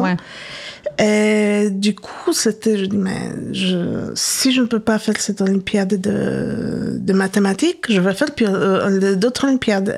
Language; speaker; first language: French; non-native, fluent; Polish